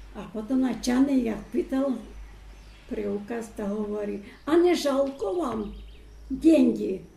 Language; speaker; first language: Slovak; non-native, local second language; Rusyn